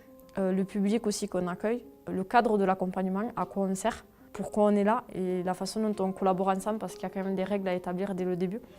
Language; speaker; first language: French; native; French